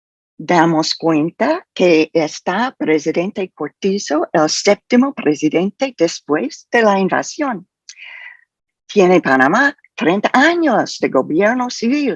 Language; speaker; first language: Spanish; non-native, fluent; English